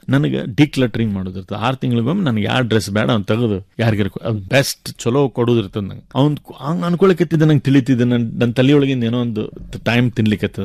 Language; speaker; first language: Kannada; native; Kannada